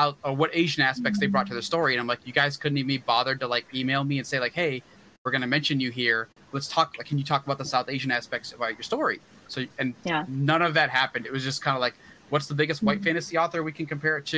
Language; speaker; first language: English; early bilingual, other home language; Hindi